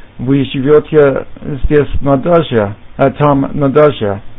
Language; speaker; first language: Russian; non-native, learner; English